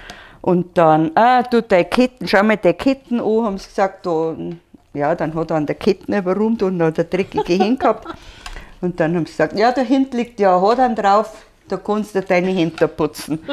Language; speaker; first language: German; native; German